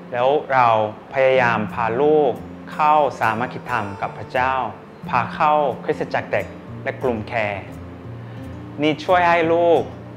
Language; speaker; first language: Thai; non-native, fluent; Korean